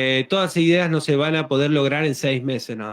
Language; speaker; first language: Spanish; native; Spanish